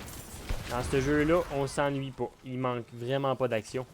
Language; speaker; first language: French; native; French